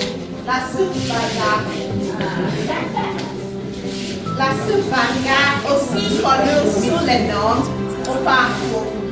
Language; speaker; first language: French; non-native, learner; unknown